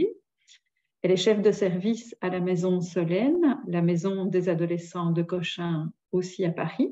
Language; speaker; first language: French; native; French